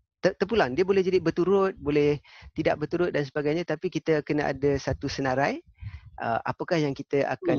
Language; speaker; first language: Malay; native; Malay